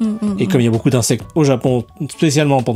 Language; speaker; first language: French; native; French